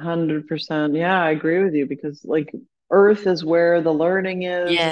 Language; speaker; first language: English; native; English